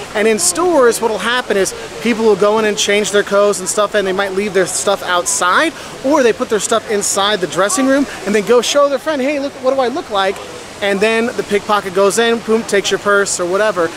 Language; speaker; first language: English; native; English